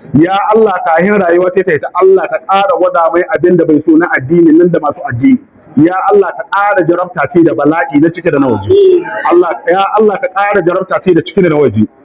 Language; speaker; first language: Hausa; native; Hausa